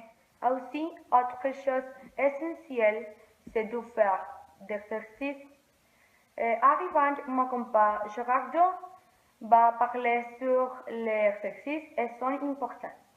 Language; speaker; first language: French; non-native, learner; Spanish